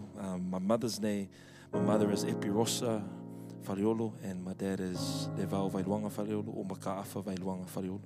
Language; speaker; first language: English; native; English